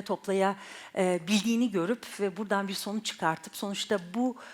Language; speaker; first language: Turkish; native; Turkish